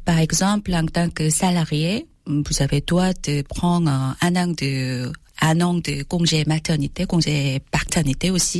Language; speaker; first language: French; non-native, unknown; Korean